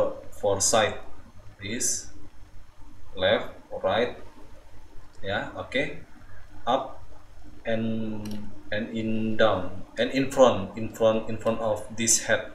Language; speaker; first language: English; non-native, learner; Indonesian